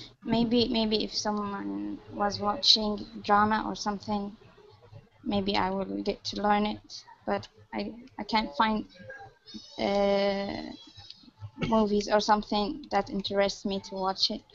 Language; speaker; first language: English; non-native, learner; Arabic